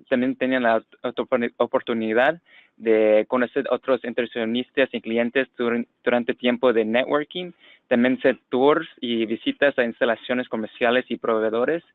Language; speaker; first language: Spanish; non-native, fluent; English